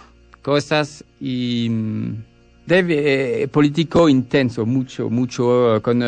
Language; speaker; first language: Spanish; non-native, learner; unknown